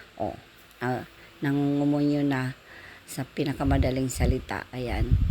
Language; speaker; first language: Filipino; non-native, local second language; Waray